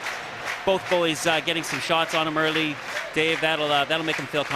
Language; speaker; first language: English; native; English